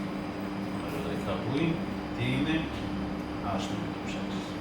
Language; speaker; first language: Greek; non-native, learner; Persian